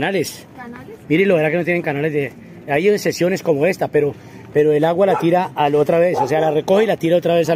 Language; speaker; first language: Spanish; native; Spanish